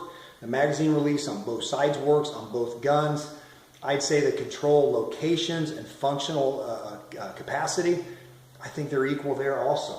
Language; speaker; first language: English; native; English